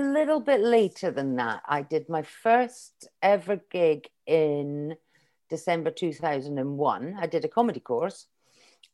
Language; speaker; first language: English; native; English